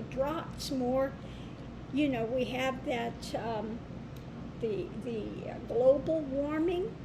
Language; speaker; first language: English; native; English